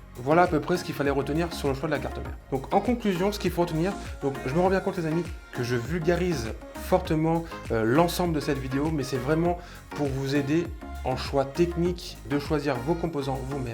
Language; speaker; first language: French; native; French